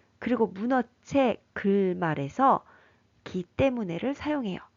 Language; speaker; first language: Korean; native; Korean